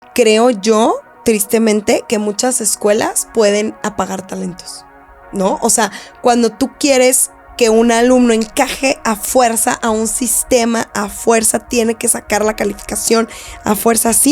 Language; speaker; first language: Spanish; native; Spanish